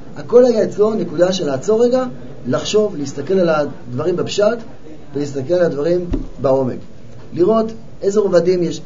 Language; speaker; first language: Hebrew; native; Hebrew